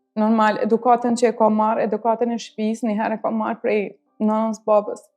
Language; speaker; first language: Albanian; early bilingual, heritage; Albanian